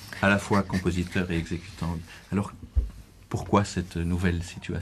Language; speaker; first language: French; native; French